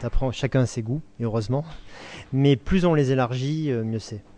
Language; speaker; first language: French; native; French